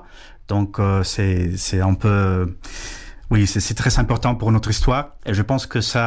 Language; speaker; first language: French; non-native, fluent; Spanish